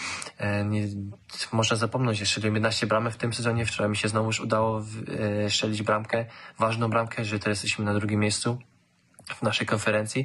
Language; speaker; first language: Polish; early bilingual, heritage; German